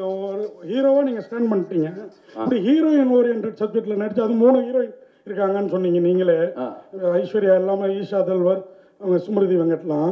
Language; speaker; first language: Tamil; native; Tamil